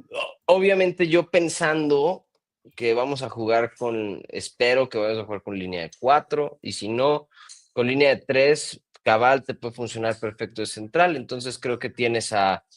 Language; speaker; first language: Spanish; native; Spanish